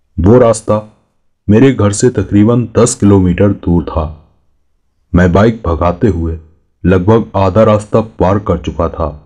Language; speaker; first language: Hindi; native; Hindi